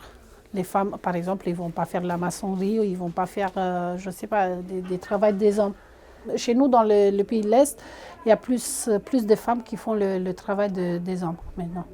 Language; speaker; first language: French; non-native, fluent; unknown